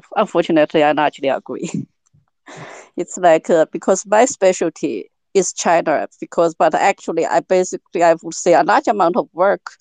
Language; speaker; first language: English; non-native, fluent; Chinese